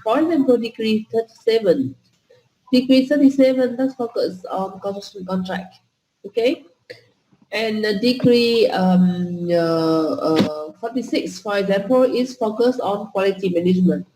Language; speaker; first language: English; non-native, fluent; Vietnamese